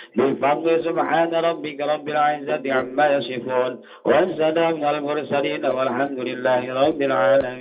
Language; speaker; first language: Arabic; non-native, fluent; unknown